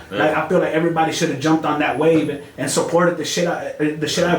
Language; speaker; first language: English; native; English